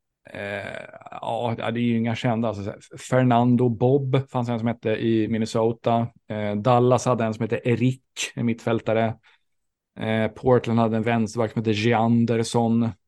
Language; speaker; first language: Swedish; native; Swedish